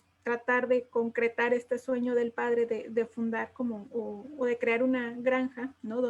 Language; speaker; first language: Spanish; native; Spanish